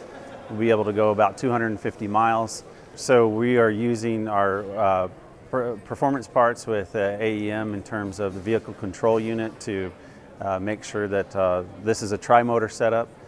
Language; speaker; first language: English; native; English